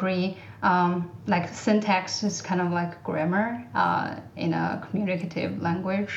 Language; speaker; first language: English; non-native, fluent; Chinese